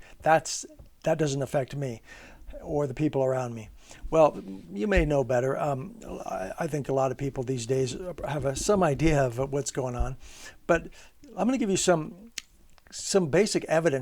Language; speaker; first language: English; native; English